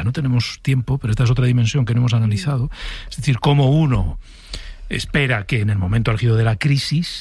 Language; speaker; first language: Spanish; native; Spanish